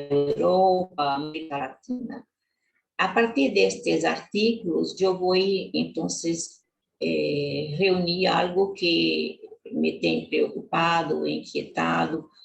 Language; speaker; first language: Spanish; non-native, learner; Portuguese